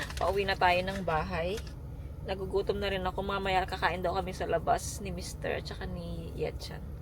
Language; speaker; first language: Filipino; native; Filipino